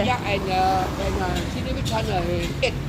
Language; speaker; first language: English; non-native, learner; Thai